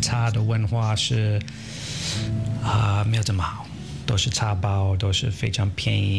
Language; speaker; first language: Chinese; non-native, learner; English